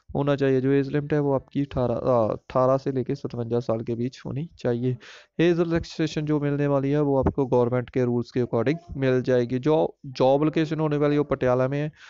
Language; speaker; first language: Hindi; non-native, local second language; Punjabi